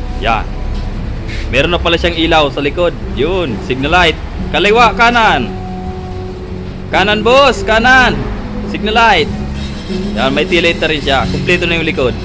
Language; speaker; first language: Filipino; non-native, local second language; Bikol